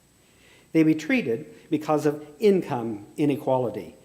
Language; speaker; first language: English; native; English